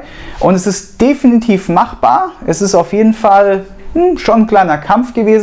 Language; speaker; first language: German; native; German